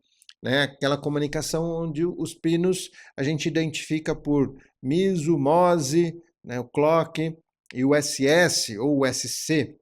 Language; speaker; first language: Portuguese; native; Portuguese